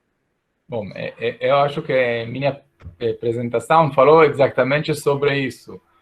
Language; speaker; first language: Portuguese; non-native, fluent; Hebrew